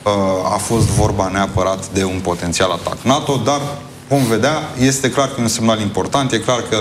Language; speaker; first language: Romanian; native; Romanian